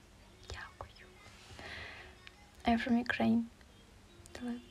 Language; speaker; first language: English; non-native, learner; Ukrainian